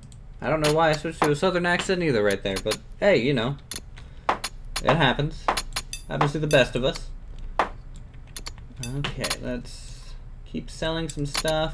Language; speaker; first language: English; native; English